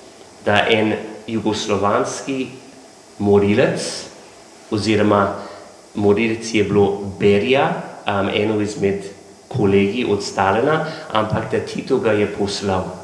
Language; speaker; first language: Slovenian; non-native, learner; English